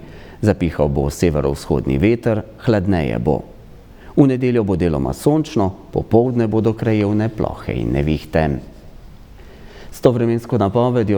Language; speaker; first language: Slovenian; native; Slovenian